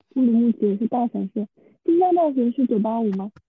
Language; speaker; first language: Chinese; non-native, local second language; Min Nan Chinese